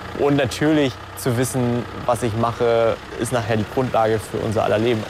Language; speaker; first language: German; native; German